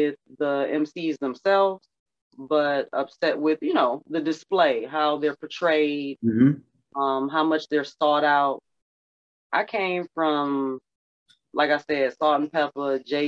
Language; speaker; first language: English; native; English